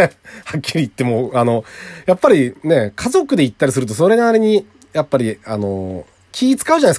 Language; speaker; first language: Japanese; native; Japanese